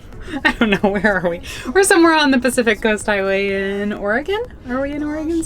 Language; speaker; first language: English; native; English